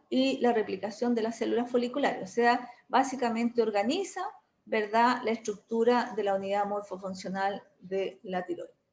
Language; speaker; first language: Spanish; native; Spanish